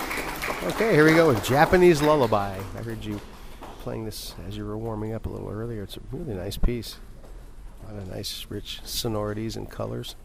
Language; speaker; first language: English; native; English